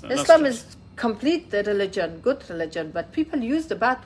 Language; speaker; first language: English; non-native, learner; Persian